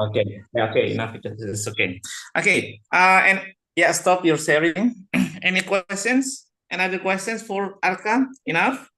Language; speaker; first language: English; non-native, fluent; Indonesian